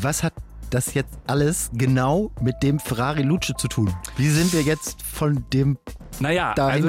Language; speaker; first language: German; native; German